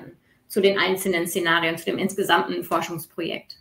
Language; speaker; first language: German; native; German